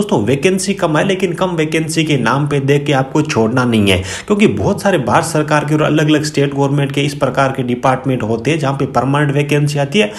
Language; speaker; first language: Hindi; native; Hindi